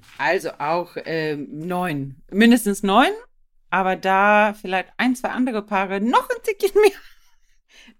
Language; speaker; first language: German; non-native, fluent; Swedish